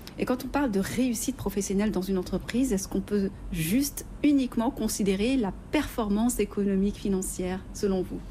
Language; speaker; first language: French; native; French